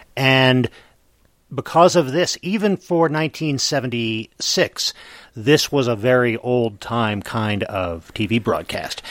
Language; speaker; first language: English; native; English